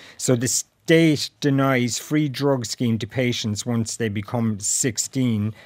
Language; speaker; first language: English; native; English